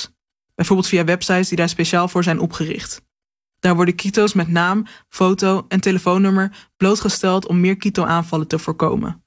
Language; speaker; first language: Dutch; native; Dutch